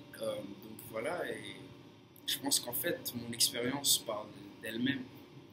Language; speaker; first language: French; non-native, fluent; English